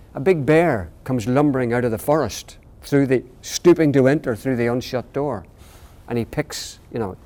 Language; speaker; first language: English; native; English